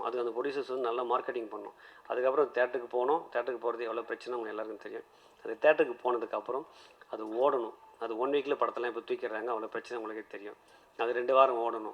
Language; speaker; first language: Tamil; native; Tamil